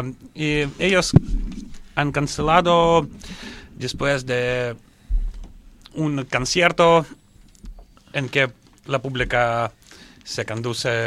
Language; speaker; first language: Spanish; non-native, learner; Russian